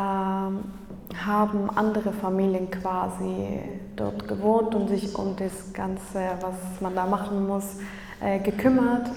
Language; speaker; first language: German; early bilingual, other home language; Kurdish